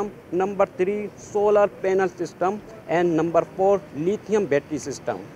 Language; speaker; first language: English; non-native, learner; Korean